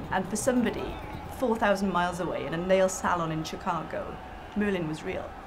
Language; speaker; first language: English; native; English